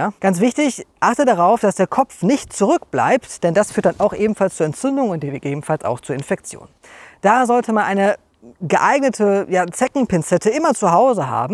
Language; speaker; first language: German; native; German